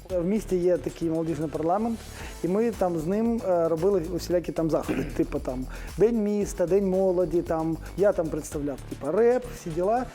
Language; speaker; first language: Ukrainian; native; Ukrainian